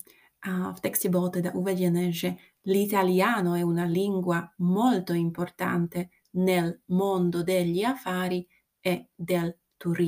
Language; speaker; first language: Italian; non-native, fluent; Slovak